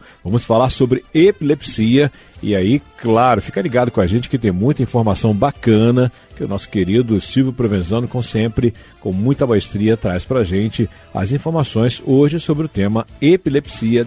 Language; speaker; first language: Portuguese; native; Portuguese